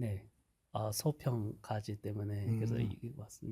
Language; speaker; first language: Korean; non-native, learner; Khmer